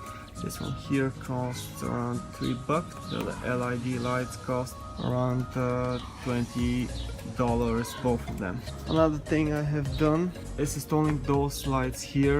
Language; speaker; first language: English; non-native, fluent; Bulgarian